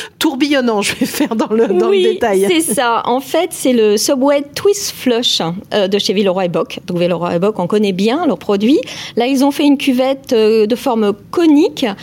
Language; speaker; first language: French; native; French